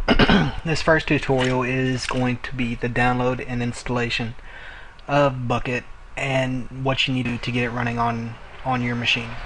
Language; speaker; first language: English; native; English